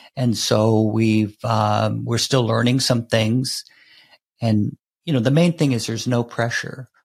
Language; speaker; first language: English; native; English